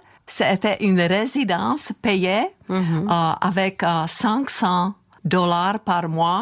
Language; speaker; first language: French; non-native, fluent; Czech